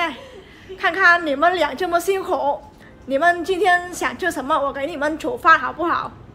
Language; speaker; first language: Chinese; non-native, fluent; Vietnamese